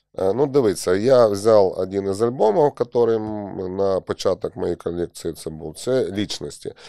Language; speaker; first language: Ukrainian; native; Ukrainian